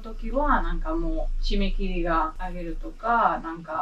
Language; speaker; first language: Japanese; non-native, learner; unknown